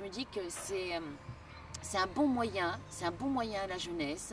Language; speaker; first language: French; early bilingual, other home language; Kabyle